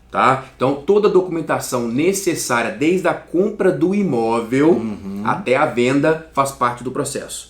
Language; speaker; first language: Portuguese; native; Portuguese